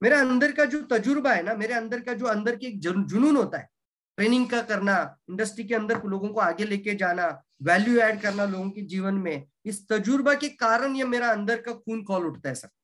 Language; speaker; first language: Hindi; non-native, local second language; Marathi